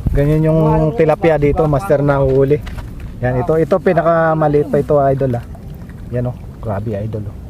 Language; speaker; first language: Filipino; native; Filipino